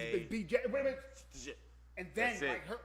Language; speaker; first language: English; native; English